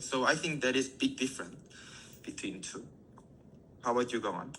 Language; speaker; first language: English; non-native, learner; Korean